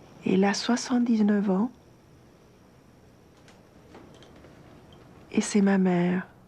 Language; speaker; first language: French; non-native, fluent; Spanish